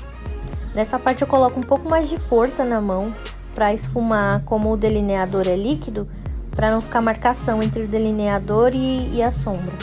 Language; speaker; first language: Portuguese; native; Portuguese